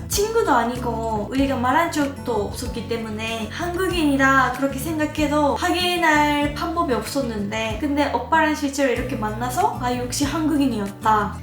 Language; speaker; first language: Korean; non-native, fluent; Japanese